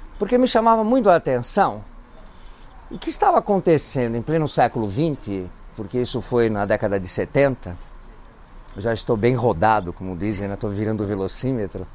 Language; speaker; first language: Portuguese; non-native, fluent; Greek